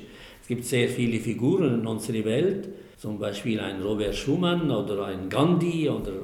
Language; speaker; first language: German; non-native, fluent; Arabic